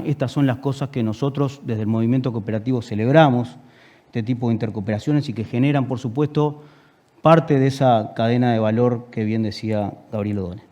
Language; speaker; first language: Spanish; native; Spanish